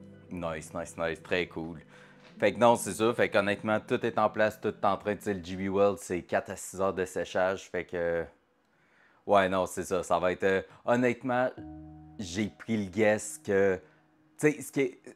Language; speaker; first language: French; native; French